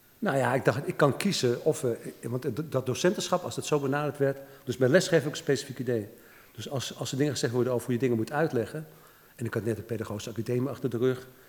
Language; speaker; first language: Dutch; native; Dutch